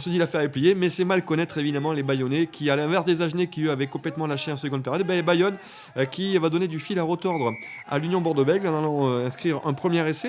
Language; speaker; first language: French; native; French